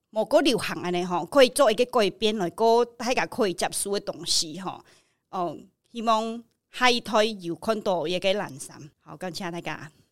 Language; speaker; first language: Chinese; non-native, fluent; Hakka Chinese